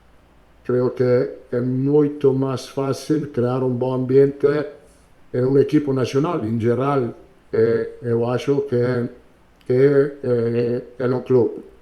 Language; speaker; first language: Portuguese; non-native, learner; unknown